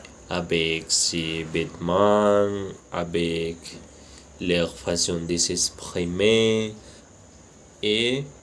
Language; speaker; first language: French; non-native, learner; Spanish